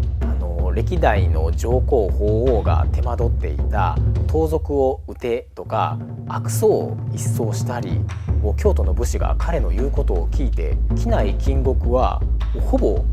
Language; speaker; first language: Japanese; native; Japanese